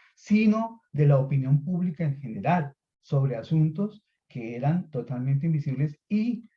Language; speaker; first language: Spanish; native; Spanish